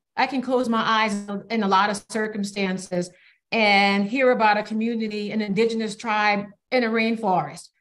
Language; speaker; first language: English; native; English